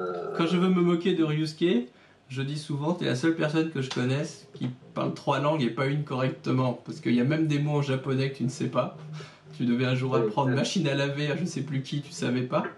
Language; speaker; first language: French; native; French